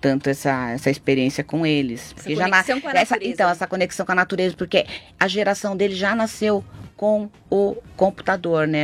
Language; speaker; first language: Portuguese; native; Portuguese